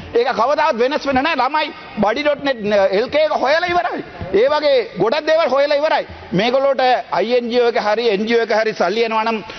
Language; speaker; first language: Sinhala; non-native, local second language; Tamil